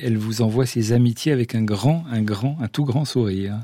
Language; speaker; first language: French; native; French